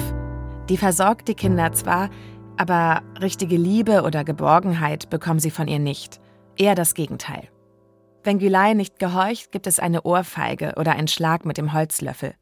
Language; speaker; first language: German; native; German